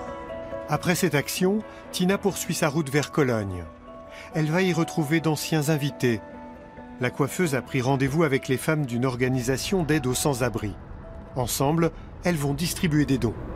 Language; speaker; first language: French; native; French